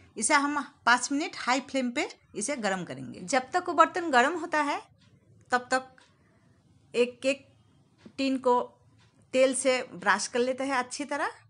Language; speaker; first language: Hindi; non-native, local second language; Bangla